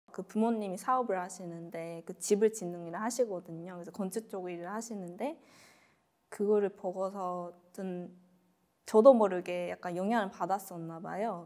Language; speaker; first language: Korean; non-native, fluent; Japanese